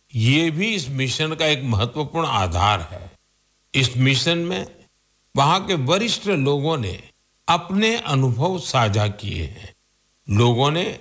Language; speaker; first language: Hindi; non-native, local second language; Gujarati